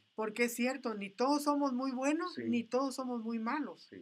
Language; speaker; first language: Spanish; native; Spanish